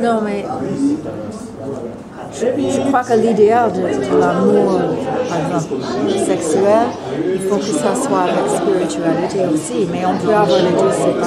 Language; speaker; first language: French; non-native, fluent; English